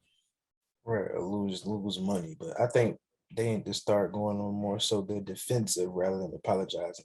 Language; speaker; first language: English; native; English